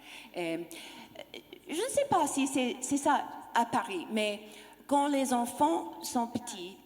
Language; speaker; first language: French; non-native, learner; English